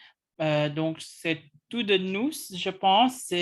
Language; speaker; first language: French; non-native, learner; English